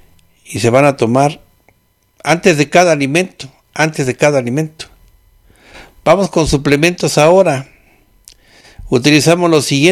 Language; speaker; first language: Spanish; native; Spanish